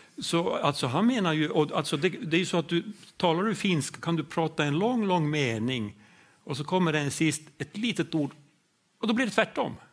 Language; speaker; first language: Swedish; native; Swedish